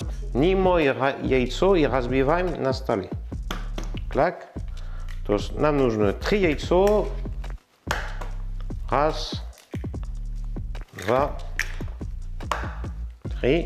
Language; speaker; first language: Russian; non-native, learner; French